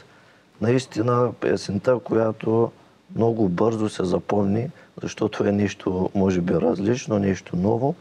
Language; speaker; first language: Bulgarian; native; Bulgarian